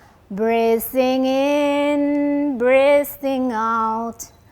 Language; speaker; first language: English; non-native, fluent; Thai